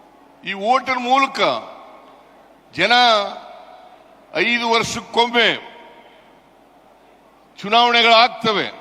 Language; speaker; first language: Kannada; native; Kannada